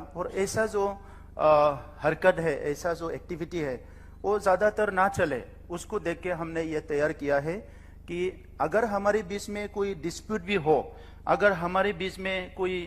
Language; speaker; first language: Hindi; non-native, local second language; Bodo